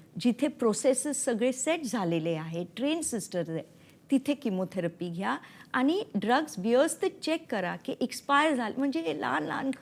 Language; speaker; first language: Marathi; non-native, local second language; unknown